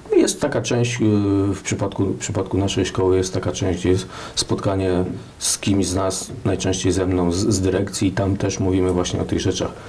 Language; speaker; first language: Polish; native; Polish